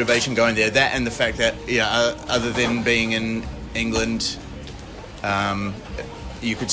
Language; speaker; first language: English; native; English